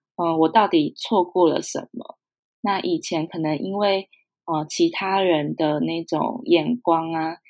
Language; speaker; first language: Chinese; native; Chinese